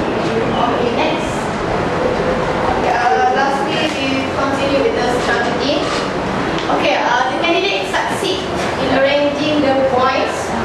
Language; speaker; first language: English; non-native, learner; Malay